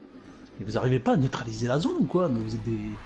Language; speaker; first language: French; native; French